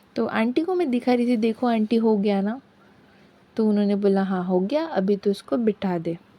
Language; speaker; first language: Hindi; non-native, local second language; Bangla